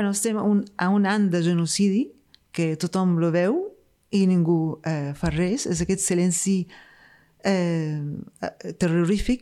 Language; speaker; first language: Catalan; non-native, fluent; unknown